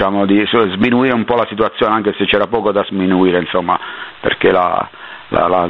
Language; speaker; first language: Italian; native; Italian